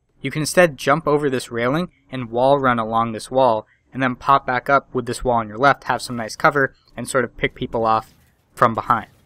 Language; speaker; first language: English; native; English